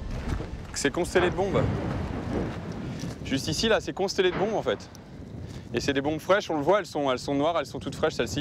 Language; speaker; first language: French; native; French